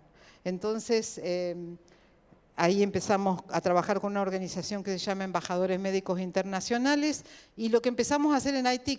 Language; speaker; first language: Spanish; native; Spanish